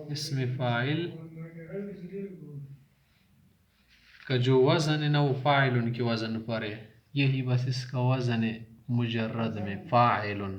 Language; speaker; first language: Urdu; native; Urdu